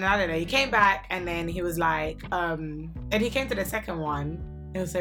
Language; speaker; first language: English; native; English